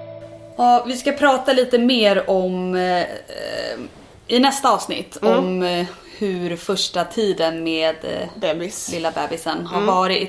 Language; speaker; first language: Swedish; native; Swedish